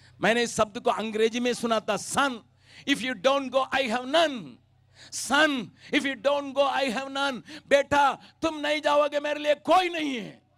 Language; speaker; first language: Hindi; non-native, local second language; Tamil